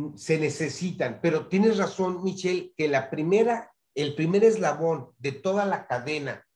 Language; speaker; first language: Spanish; native; Spanish